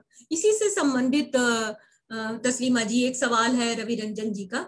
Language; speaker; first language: Hindi; native; Hindi